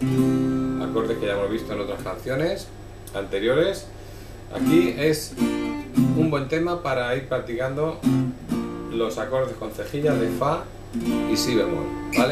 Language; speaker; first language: Spanish; native; Spanish